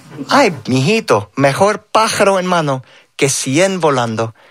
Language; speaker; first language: Spanish; early bilingual, heritage; Spanish